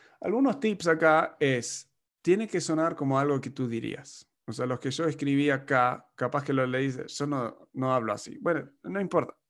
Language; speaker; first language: Spanish; non-native, fluent; English